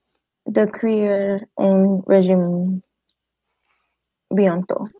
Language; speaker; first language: French; non-native, learner; English